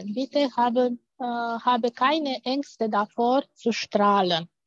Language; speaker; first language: German; non-native, fluent; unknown